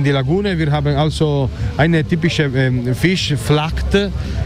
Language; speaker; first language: German; non-native, learner; Italian